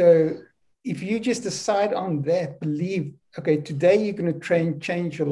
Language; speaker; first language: English; non-native, local second language; Afrikaans